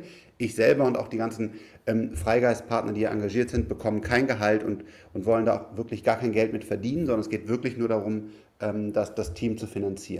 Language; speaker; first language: German; native; German